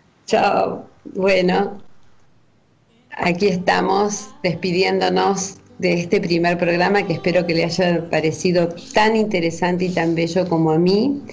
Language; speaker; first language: Spanish; native; Spanish